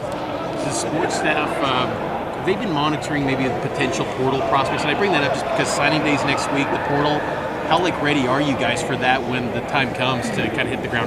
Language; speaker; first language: English; native; English